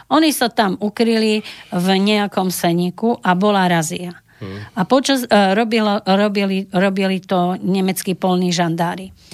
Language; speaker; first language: Slovak; native; Slovak